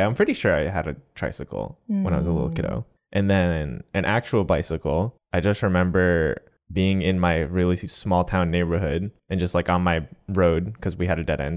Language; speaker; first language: English; native; English